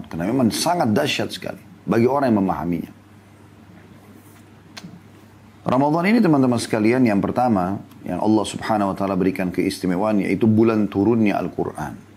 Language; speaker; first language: Indonesian; native; Indonesian